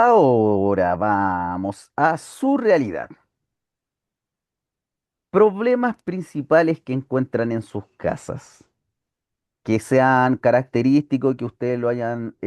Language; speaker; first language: Spanish; native; Spanish